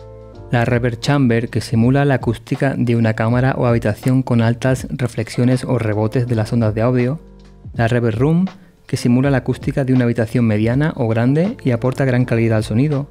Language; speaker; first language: Spanish; native; Spanish